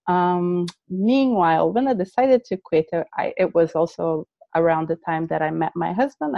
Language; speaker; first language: English; non-native, fluent; Portuguese